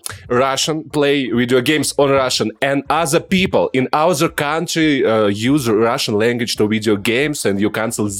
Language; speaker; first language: English; non-native, learner; Russian